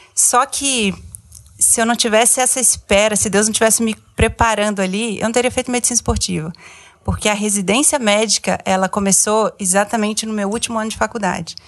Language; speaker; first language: Portuguese; native; Portuguese